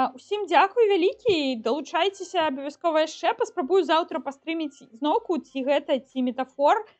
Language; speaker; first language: Belarusian; non-native, local second language; Russian